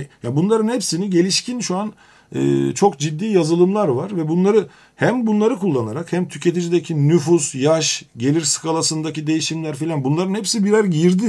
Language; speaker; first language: Turkish; native; Turkish